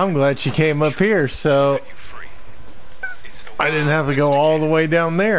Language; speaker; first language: English; native; English